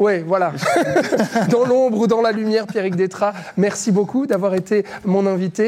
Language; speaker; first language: French; native; French